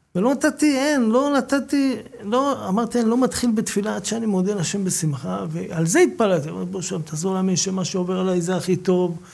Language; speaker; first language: Hebrew; native; Hebrew